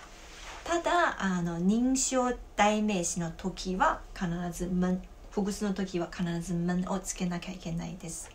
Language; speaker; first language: Japanese; non-native, fluent; Chinese